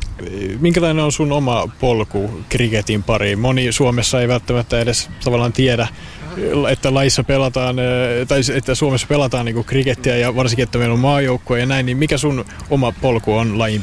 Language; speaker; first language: Finnish; native; Finnish